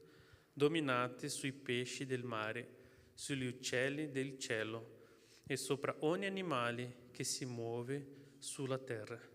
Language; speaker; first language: Italian; non-native, fluent; Portuguese